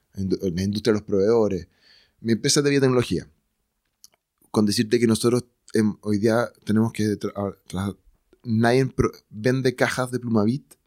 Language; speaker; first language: Spanish; native; Spanish